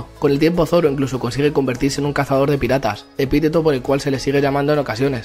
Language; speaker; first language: Spanish; native; Spanish